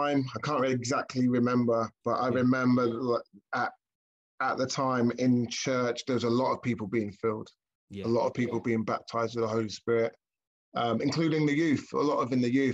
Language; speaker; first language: English; native; English